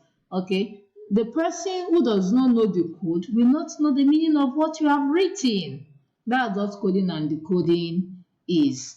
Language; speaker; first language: English; non-native, local second language; Yoruba